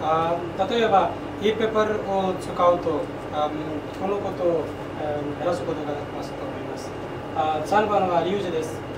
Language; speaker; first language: Japanese; non-native, learner; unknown